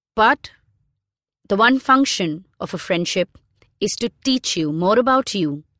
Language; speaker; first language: English; non-native, local second language; Hindi